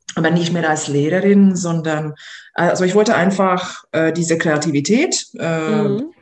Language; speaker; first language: German; non-native, fluent; Hungarian